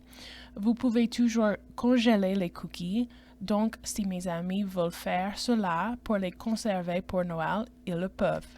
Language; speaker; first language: French; non-native, fluent; English